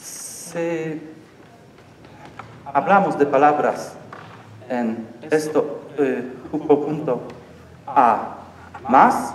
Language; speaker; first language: Spanish; non-native, learner; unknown